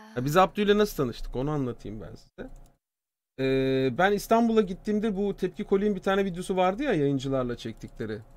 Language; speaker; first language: Turkish; native; Turkish